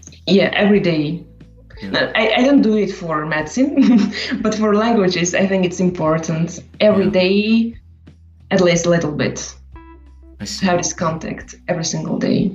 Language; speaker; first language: English; non-native, fluent; Slovak